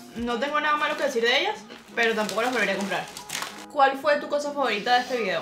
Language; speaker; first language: Spanish; native; Spanish